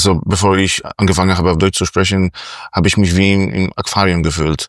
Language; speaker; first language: German; non-native, fluent; Polish